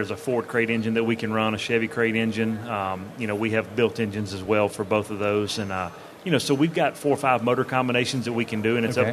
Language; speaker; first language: English; native; English